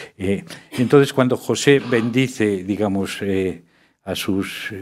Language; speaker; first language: Spanish; native; Spanish